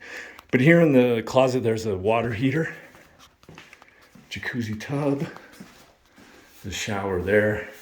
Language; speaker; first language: English; native; English